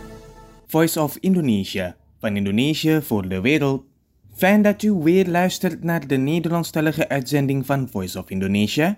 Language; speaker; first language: Dutch; non-native, fluent; Indonesian